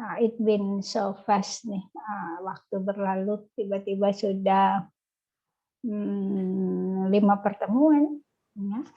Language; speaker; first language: Indonesian; native; Indonesian